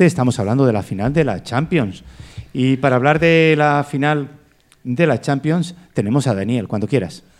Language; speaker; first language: Spanish; native; Spanish